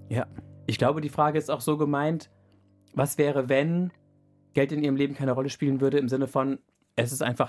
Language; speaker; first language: German; native; German